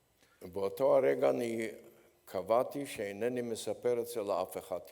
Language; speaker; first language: Hebrew; non-native, fluent; Polish